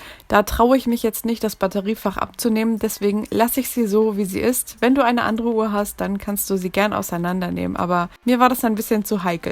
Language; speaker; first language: German; native; German